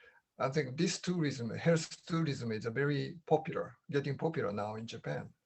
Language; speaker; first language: English; non-native, learner; Japanese